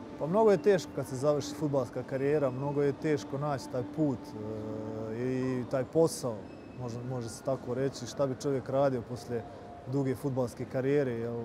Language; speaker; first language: Serbian; native; Serbian